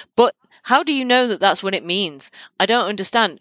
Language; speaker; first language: English; native; English